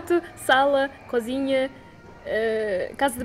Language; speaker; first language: Portuguese; non-native, fluent; English